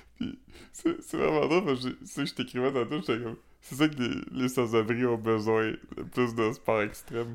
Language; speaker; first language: French; native; French